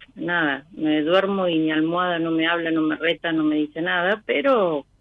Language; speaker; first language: Spanish; native; Spanish